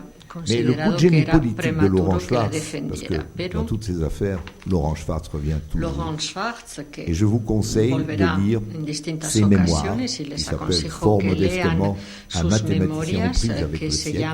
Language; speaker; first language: French; native; French